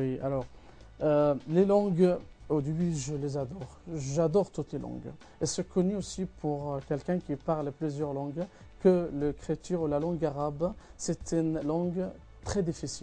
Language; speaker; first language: French; non-native, fluent; Arabic